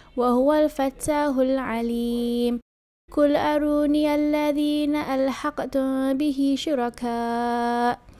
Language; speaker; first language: Arabic; non-native, learner; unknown